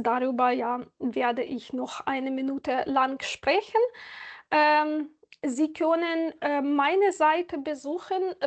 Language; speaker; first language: German; non-native, fluent; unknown